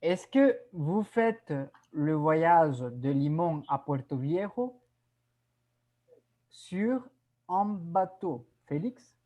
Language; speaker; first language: French; non-native, fluent; Spanish